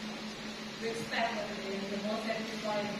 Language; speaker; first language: English; non-native, fluent; Indonesian